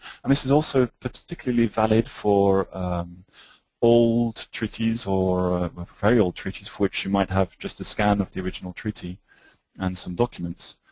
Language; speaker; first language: English; native; English